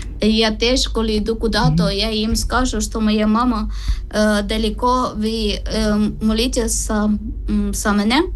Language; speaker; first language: Ukrainian; non-native, learner; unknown